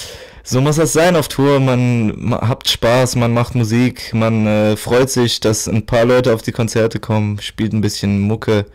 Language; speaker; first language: German; native; German